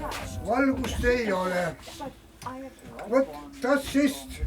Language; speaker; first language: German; non-native, learner; Estonian